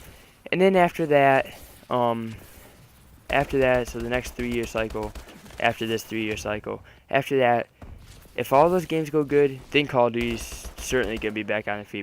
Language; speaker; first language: English; native; English